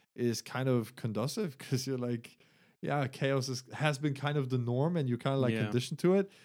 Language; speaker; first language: English; non-native, fluent; German